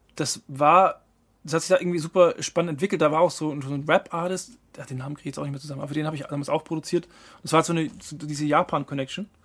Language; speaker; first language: German; native; German